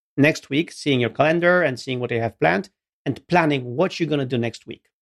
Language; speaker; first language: English; non-native, fluent; Polish